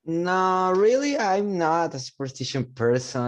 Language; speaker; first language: English; non-native, learner; Spanish